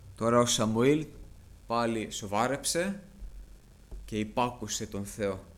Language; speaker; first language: Greek; early bilingual, heritage; Greek